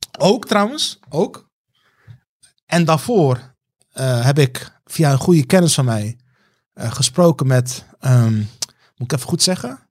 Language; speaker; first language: Dutch; early bilingual, other home language; Turkish